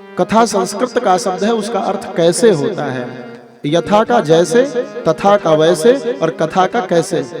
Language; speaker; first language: Hindi; native; Hindi